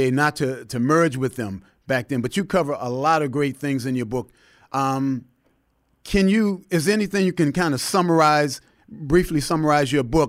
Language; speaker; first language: English; native; English